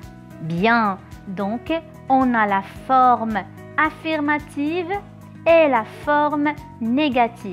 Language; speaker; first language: French; non-native, local second language; Arabic